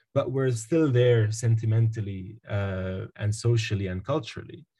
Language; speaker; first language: English; non-native, fluent; Arabic